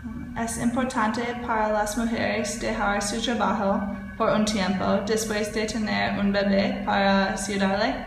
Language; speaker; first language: Spanish; non-native, learner; English